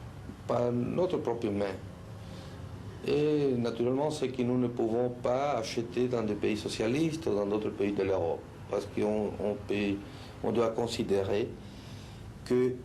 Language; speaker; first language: French; non-native, fluent; Spanish